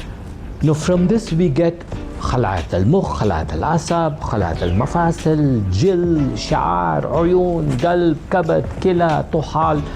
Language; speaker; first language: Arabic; non-native, learner; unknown